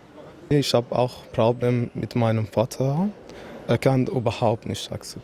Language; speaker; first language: German; non-native, learner; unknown